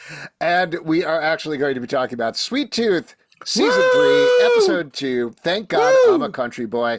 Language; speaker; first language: English; native; English